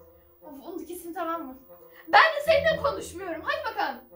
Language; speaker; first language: Turkish; native; Turkish